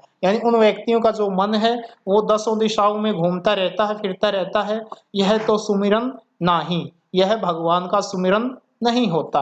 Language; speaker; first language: Hindi; native; Hindi